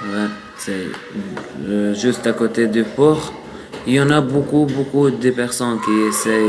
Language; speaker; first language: French; non-native, learner; Arabic